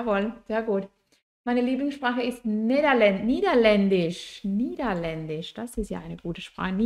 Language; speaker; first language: German; non-native, fluent; Spanish